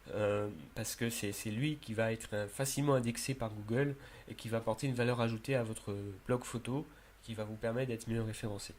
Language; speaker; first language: French; native; French